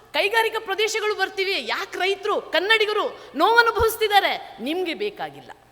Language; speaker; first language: Kannada; non-native, local second language; Tulu